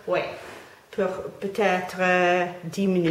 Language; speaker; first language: French; non-native, fluent; English